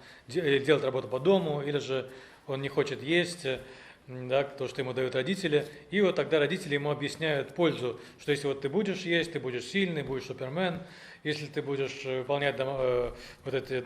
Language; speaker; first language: Russian; native; Russian